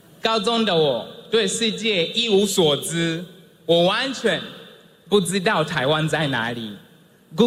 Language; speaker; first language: Chinese; non-native, fluent; Swahili